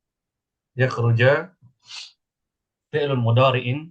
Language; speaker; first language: Arabic; non-native, learner; Indonesian